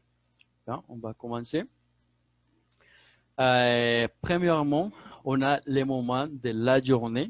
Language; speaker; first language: French; non-native, fluent; Spanish